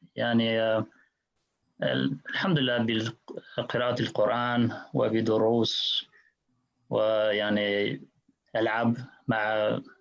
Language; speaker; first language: Arabic; non-native, learner; Albanian